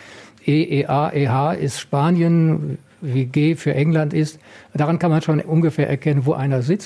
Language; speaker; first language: German; native; German